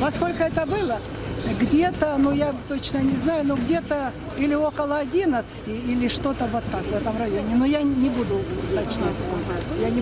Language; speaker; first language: Russian; native; Russian